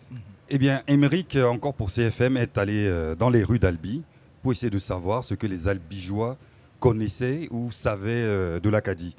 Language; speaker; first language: French; native; French